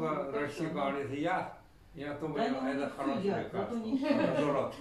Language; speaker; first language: Russian; non-native, learner; Chinese